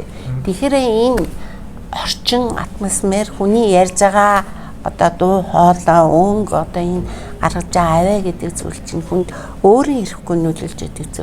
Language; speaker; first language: Mongolian; native; Mongolian